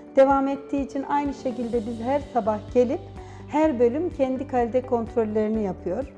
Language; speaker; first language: Turkish; native; Turkish